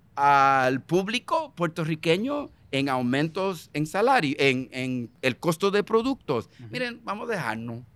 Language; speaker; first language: Spanish; early bilingual, heritage; Spanish